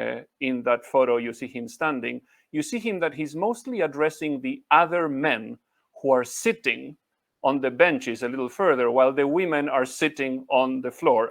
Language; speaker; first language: English; non-native, fluent; Spanish